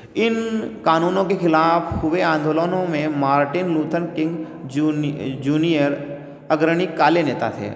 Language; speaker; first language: Hindi; native; Hindi